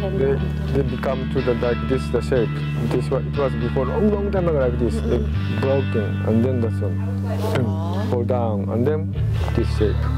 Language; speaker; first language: English; non-native, learner; Japanese